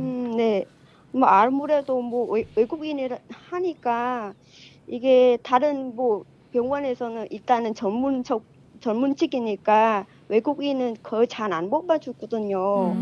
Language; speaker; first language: Korean; non-native, fluent; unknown